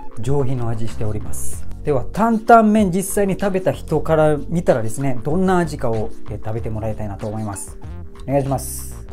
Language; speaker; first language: Japanese; non-native, fluent; Malay